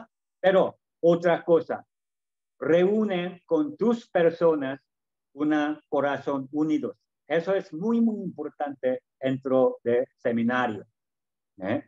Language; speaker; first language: Spanish; non-native, learner; Korean